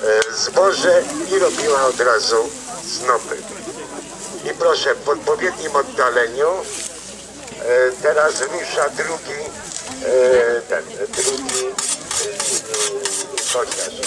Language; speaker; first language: Polish; native; Polish